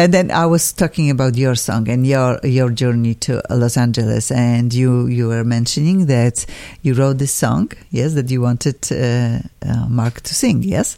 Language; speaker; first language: English; non-native, fluent; Polish